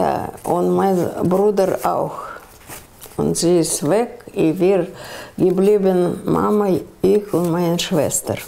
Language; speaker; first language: German; non-native, learner; Russian